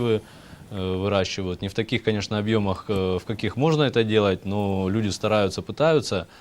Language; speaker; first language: Russian; native; Russian